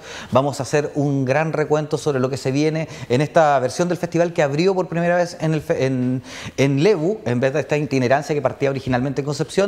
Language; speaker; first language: Spanish; native; Spanish